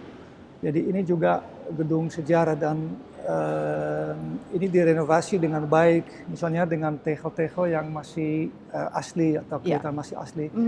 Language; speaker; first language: Indonesian; early bilingual, heritage; Dutch